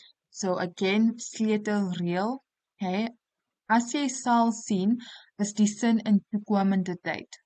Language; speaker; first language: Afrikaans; non-native, local second language; English